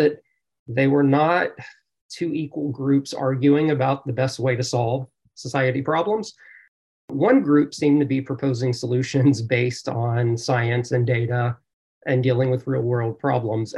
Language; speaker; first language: English; native; English